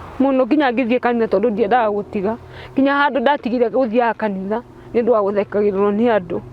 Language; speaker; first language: Kikuyu; non-native, local second language; Turkish